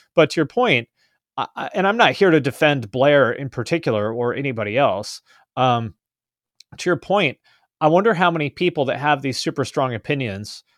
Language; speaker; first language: English; native; English